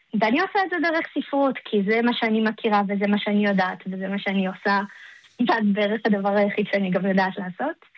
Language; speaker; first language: Hebrew; early bilingual, other home language; Russian